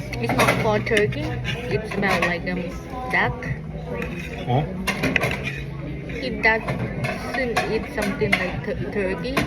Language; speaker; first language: English; non-native, learner; Thai